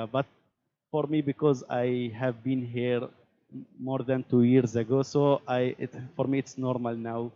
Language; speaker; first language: English; non-native, learner; Arabic